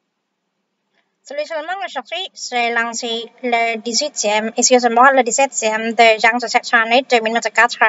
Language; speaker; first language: French; non-native, fluent; Vietnamese